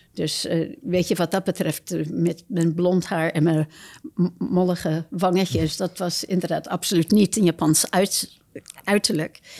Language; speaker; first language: Dutch; non-native, fluent; English